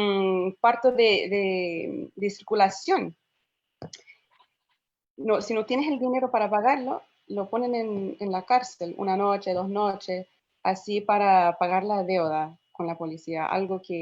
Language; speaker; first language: Spanish; non-native, fluent; English